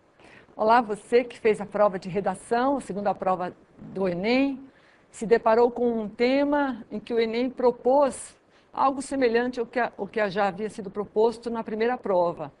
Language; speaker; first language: Portuguese; native; Portuguese